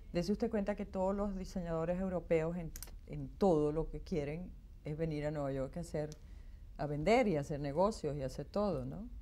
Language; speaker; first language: Spanish; native; Spanish